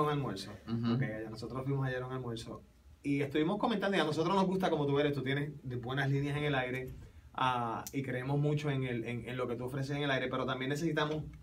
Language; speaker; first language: Spanish; native; Spanish